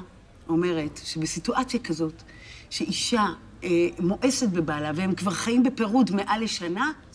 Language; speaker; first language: Hebrew; native; Hebrew